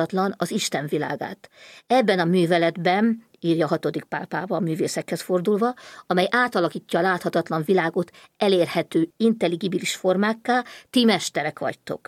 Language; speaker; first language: Hungarian; native; Hungarian